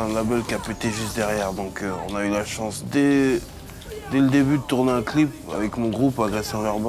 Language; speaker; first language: French; native; French